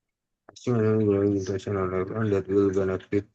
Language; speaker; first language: English; non-native, learner; Indonesian